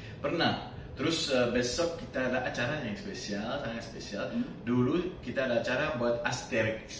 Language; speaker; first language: Indonesian; non-native, fluent; French